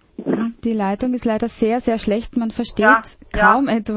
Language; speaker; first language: German; native; German